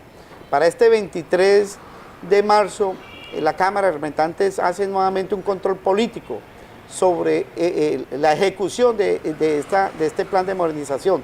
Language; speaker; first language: Spanish; native; Spanish